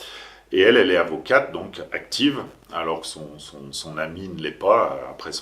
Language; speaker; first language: French; native; French